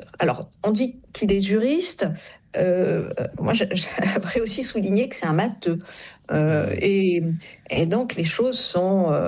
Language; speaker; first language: French; native; French